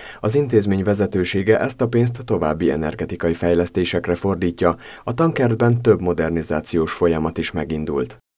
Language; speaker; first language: Hungarian; native; Hungarian